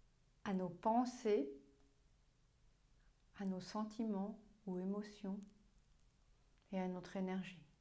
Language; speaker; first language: French; non-native, fluent; German